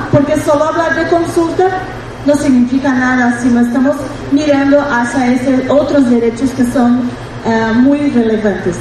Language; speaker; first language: Spanish; non-native, fluent; Portuguese